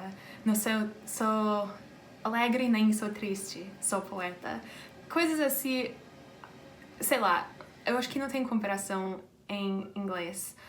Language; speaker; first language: Portuguese; non-native, fluent; English